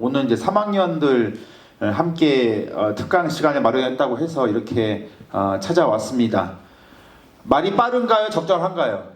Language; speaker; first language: Korean; native; Korean